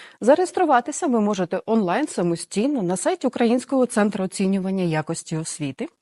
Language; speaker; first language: Ukrainian; native; Ukrainian